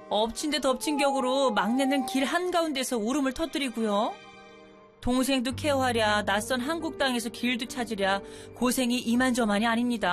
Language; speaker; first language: Korean; native; Korean